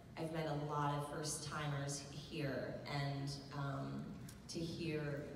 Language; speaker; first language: English; native; English